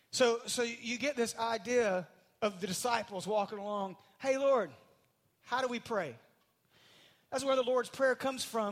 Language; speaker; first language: English; native; English